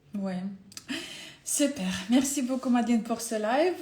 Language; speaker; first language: French; non-native, fluent; Ukrainian